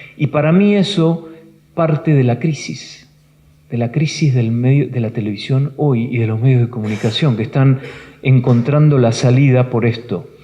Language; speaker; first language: Spanish; native; Spanish